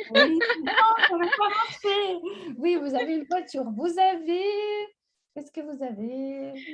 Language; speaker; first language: French; non-native, fluent; Russian